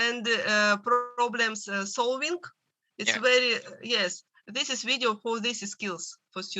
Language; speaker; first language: English; non-native, learner; Russian